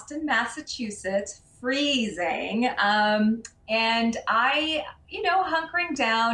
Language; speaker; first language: English; non-native, local second language; Urdu